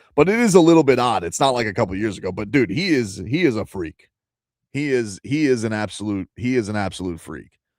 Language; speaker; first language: English; native; English